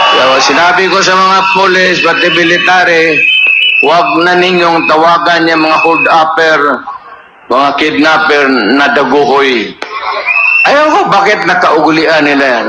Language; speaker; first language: Filipino; non-native, local second language; Cebuano